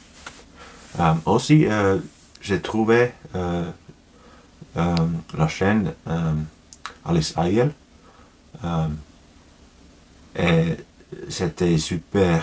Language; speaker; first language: French; non-native, learner; Finnish